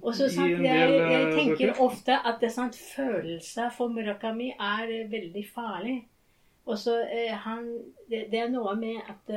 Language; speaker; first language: Norwegian; non-native, fluent; Japanese